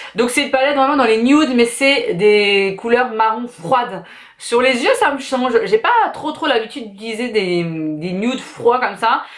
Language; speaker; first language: French; native; French